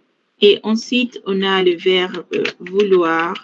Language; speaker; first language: French; non-native, fluent; Spanish